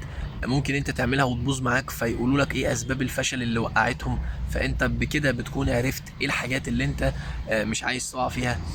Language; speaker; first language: Arabic; native; Arabic